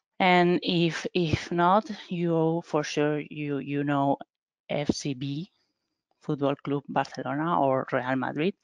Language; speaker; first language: English; non-native, fluent; Spanish